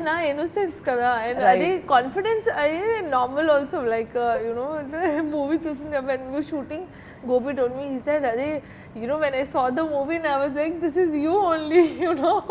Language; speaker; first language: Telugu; non-native, learner; Hindi